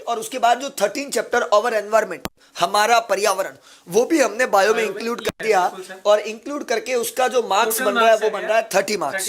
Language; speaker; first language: Hindi; native; Hindi